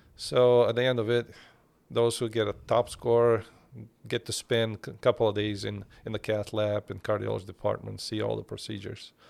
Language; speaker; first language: English; non-native, fluent; Turkish